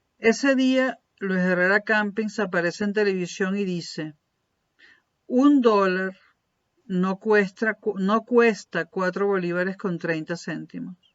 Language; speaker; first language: Spanish; native; Spanish